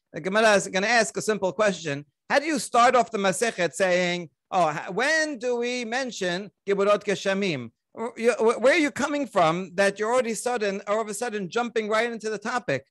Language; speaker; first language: English; native; English